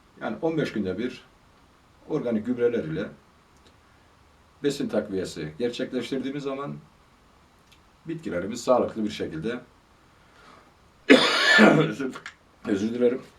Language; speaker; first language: Turkish; native; Turkish